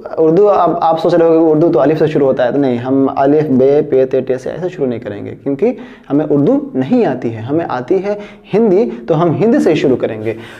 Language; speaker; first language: Hindi; native; Hindi